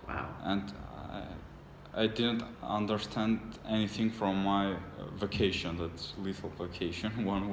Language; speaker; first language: English; non-native, learner; Armenian